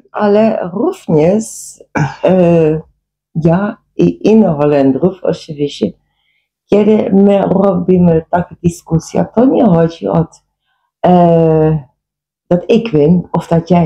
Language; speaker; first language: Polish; non-native, learner; Dutch